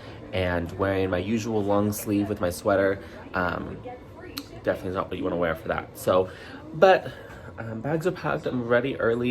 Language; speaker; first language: English; native; English